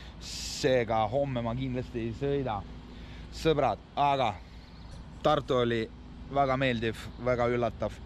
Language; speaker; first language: Estonian; native; Estonian